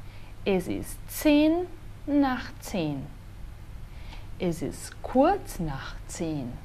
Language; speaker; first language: German; non-native, fluent; Portuguese